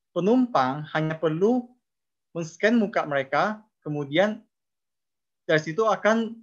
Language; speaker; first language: Indonesian; non-native, local second language; Chinese